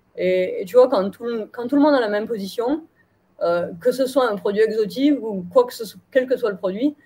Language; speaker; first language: French; native; French